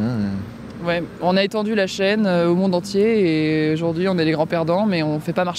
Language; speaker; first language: French; native; French